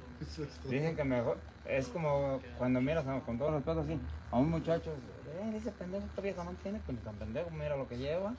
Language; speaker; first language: Spanish; native; Spanish